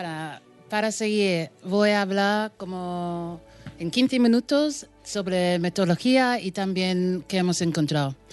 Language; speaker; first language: Spanish; non-native, fluent; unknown